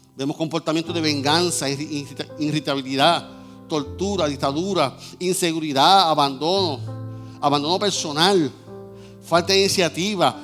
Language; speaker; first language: Spanish; native; Spanish